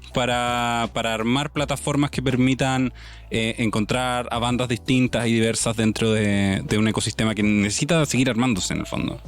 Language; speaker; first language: Spanish; native; Spanish